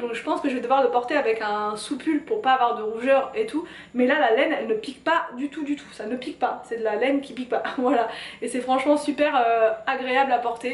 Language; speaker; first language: French; native; French